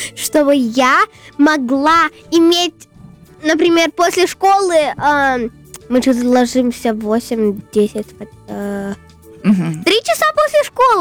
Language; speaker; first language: Russian; early bilingual, heritage; Russian